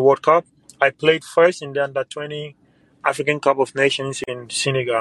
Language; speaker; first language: English; non-native, local second language; Ga